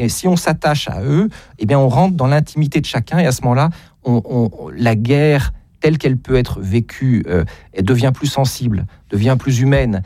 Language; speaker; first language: French; native; French